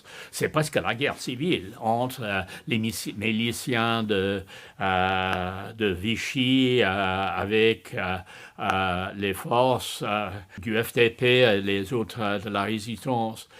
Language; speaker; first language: French; non-native, fluent; English